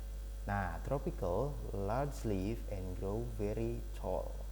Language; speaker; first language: English; non-native, learner; Indonesian